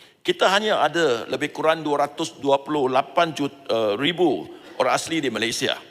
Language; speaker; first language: Malay; non-native, local second language; Chinese